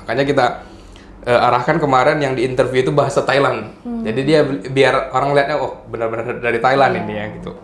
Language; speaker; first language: Indonesian; native; Indonesian